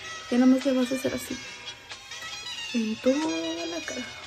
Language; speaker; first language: Spanish; early bilingual, heritage; Spanish